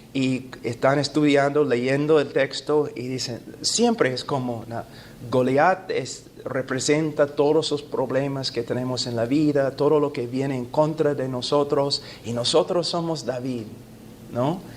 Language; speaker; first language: Spanish; non-native, fluent; English